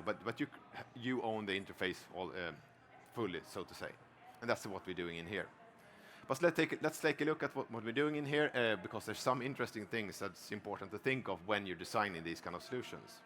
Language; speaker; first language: English; non-native, fluent; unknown